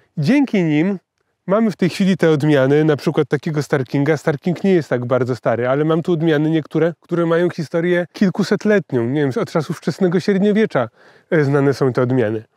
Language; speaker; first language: Polish; native; Polish